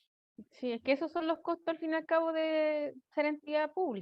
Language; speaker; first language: Spanish; native; Spanish